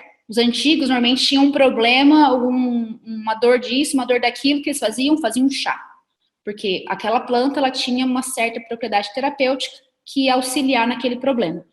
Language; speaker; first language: Portuguese; native; Portuguese